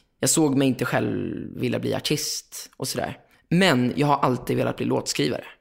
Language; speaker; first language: Swedish; native; Swedish